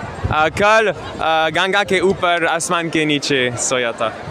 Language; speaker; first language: Hindi; non-native, learner; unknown